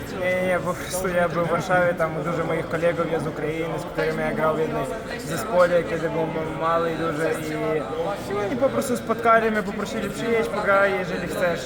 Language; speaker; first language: Polish; non-native, learner; Ukrainian